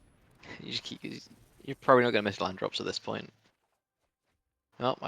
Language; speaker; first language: English; native; English